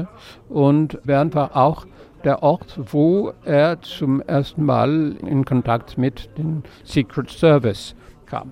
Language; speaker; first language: German; non-native, fluent; French